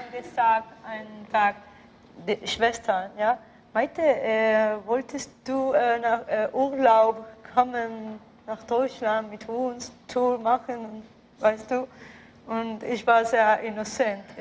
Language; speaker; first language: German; non-native, learner; Spanish